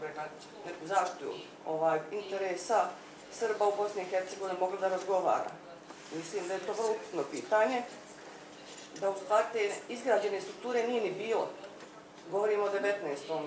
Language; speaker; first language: Bosnian; native; Bosnian